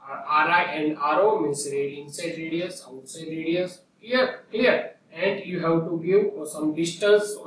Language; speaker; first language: English; non-native, local second language; Gujarati